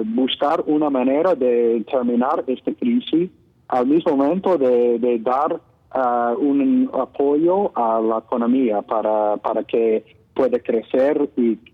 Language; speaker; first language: Spanish; non-native, fluent; Italian